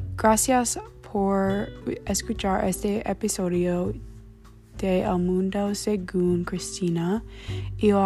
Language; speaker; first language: Spanish; non-native, learner; English